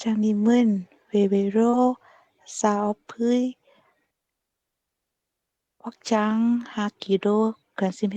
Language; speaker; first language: Korean; non-native, learner; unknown